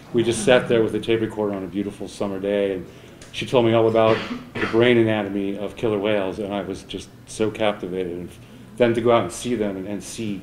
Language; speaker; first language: English; native; English